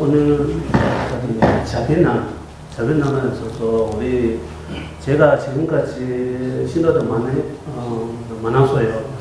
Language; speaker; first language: Korean; non-native, learner; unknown